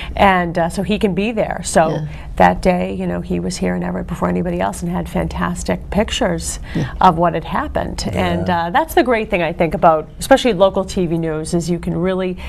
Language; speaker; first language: English; native; English